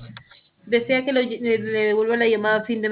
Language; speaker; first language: Spanish; native; Spanish